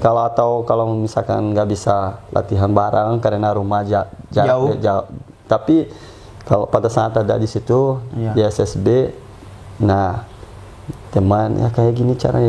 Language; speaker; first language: Indonesian; non-native, fluent; Portuguese